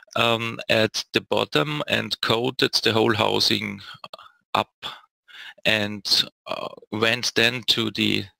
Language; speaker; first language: English; non-native, fluent; German